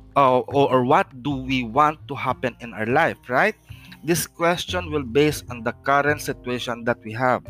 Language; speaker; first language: English; non-native, local second language; Filipino